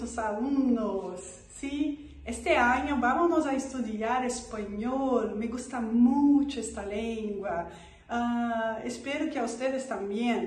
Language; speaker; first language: Spanish; non-native, fluent; Portuguese